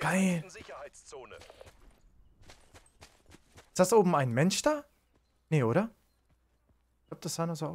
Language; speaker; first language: German; native; German